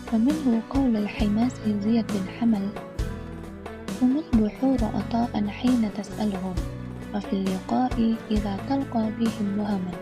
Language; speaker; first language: Arabic; non-native, learner; Indonesian